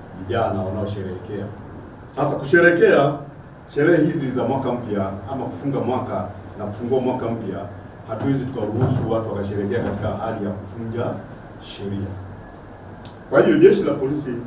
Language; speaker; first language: Swahili; native; Swahili